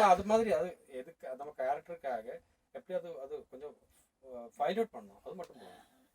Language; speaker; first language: Tamil; non-native, learner; Malayalam